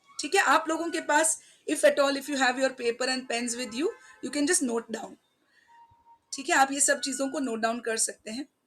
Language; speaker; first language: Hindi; non-native, local second language; Marathi